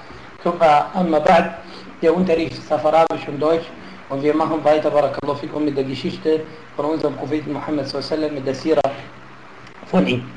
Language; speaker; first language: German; non-native, fluent; Arabic